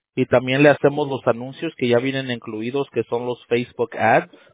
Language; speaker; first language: Spanish; early bilingual, heritage; Spanish